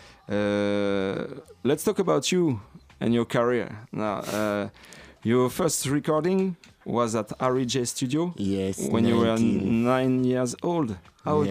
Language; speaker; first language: English; non-native, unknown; French